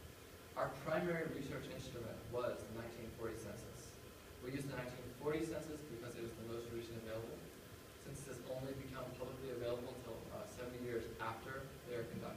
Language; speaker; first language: English; native; English